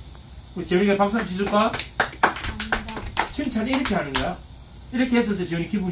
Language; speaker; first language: Korean; native; Korean